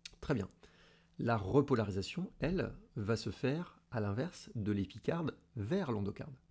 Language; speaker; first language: French; native; French